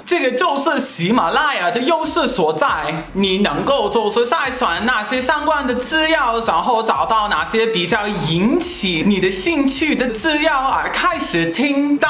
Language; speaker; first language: Chinese; non-native, fluent; English